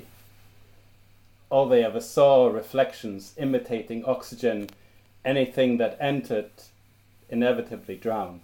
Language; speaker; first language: English; non-native, fluent; German